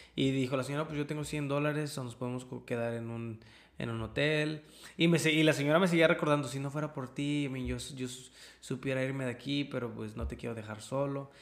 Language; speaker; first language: Spanish; early bilingual, other home language; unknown